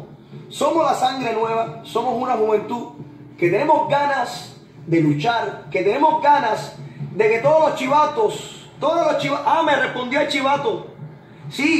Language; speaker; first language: Spanish; native; Spanish